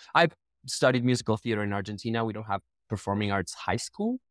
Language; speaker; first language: English; non-native, fluent; Spanish